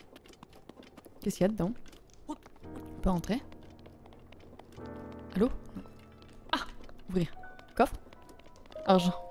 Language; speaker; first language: French; native; French